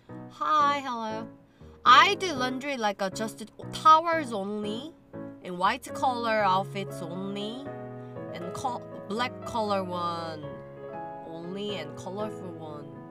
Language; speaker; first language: English; non-native, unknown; Korean